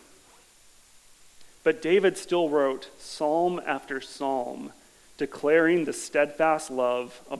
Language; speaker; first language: English; native; English